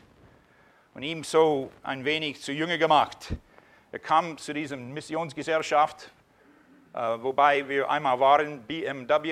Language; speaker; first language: German; non-native, fluent; English